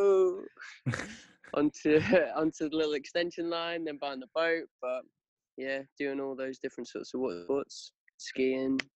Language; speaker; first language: English; native; English